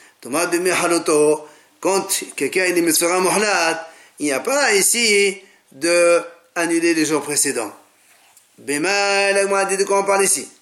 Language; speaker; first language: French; native; French